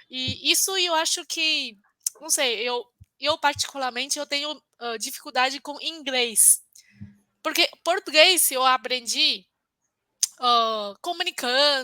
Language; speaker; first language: Portuguese; non-native, fluent; Chinese